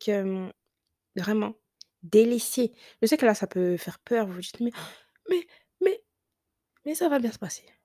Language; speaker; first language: French; early bilingual, other home language; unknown